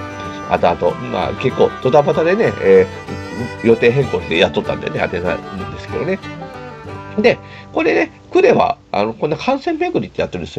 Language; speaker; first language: Japanese; native; Japanese